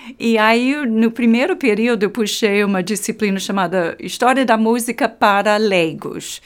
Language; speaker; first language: Portuguese; non-native, fluent; English